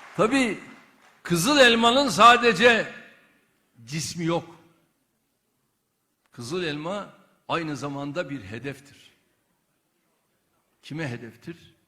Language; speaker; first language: Turkish; native; Turkish